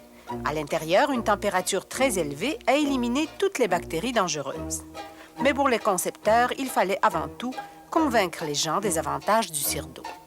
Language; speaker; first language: French; native; French